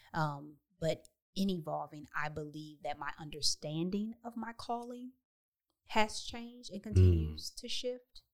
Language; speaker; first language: English; native; English